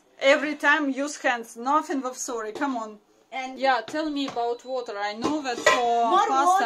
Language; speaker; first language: English; non-native, learner; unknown